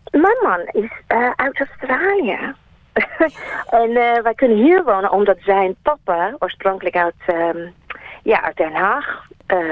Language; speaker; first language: Dutch; non-native, fluent; English